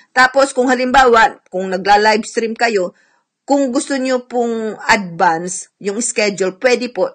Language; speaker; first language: Filipino; non-native, local second language; Cebuano